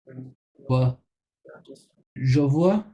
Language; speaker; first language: French; non-native, learner; Bangla